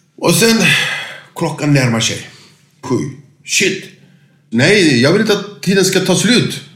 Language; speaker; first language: Swedish; non-native, fluent; Turkish